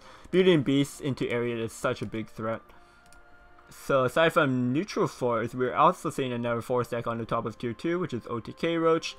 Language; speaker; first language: English; native; English